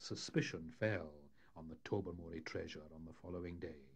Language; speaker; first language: English; native; English